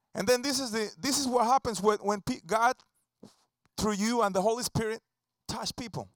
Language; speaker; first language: English; non-native, fluent; Spanish